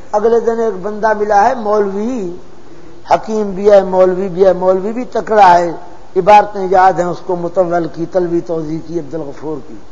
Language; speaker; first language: Urdu; non-native, local second language; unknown